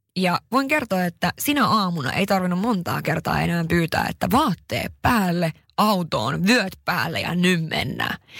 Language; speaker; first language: Finnish; early bilingual, heritage; Finnish